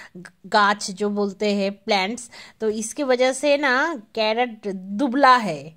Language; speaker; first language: Hindi; non-native, local second language; Bangla